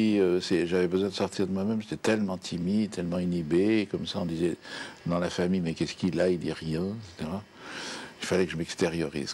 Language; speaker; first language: French; native; French